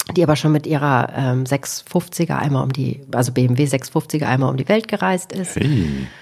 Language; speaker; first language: German; native; German